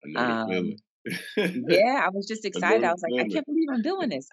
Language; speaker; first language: English; native; English